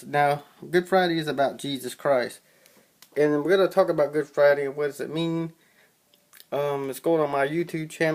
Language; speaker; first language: English; native; English